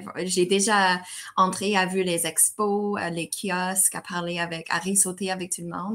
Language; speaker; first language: French; non-native, fluent; English